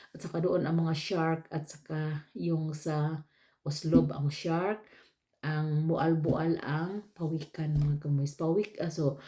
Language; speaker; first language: Filipino; non-native, local second language; Cebuano